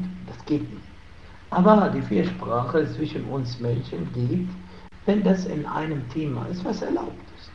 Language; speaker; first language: German; non-native, fluent; Arabic